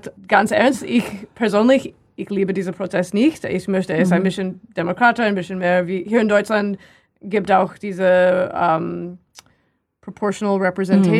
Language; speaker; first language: German; non-native, learner; English